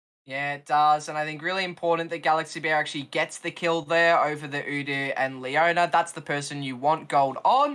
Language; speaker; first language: English; native; English